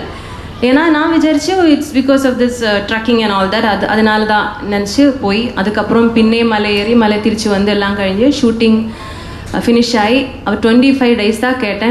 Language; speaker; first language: Tamil; non-native, learner; Malayalam